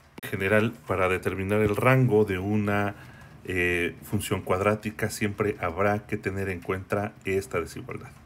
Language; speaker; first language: Spanish; native; Spanish